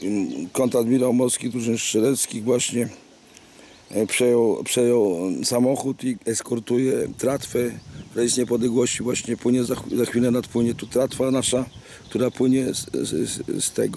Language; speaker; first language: Polish; native; Polish